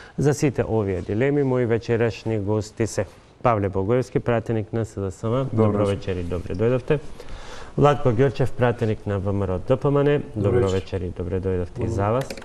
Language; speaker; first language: Macedonian; native; Macedonian